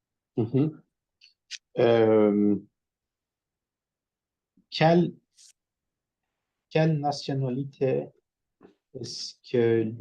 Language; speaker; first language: French; non-native, learner; Turkish